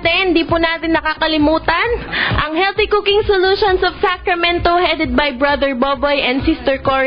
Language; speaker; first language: Filipino; native; Filipino